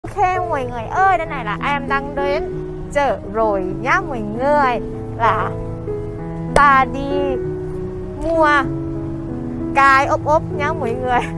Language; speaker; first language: Vietnamese; non-native, learner; Thai